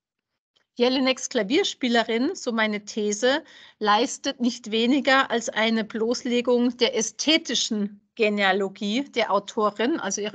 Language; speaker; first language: German; native; German